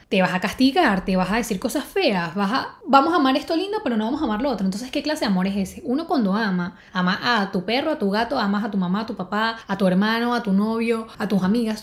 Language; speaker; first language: Spanish; native; Spanish